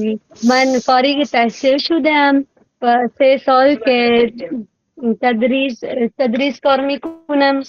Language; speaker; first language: Persian; non-native, fluent; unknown